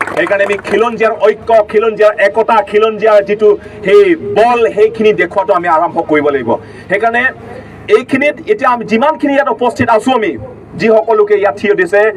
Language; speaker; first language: Assamese; non-native, local second language; Karbi